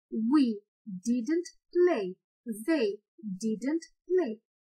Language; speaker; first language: English; non-native, fluent; Ukrainian